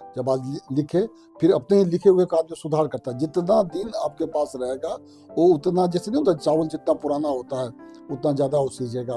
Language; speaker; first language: Hindi; non-native, local second language; Maithili